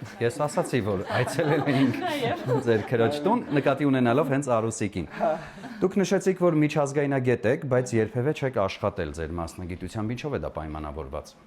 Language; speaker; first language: Armenian; native; Armenian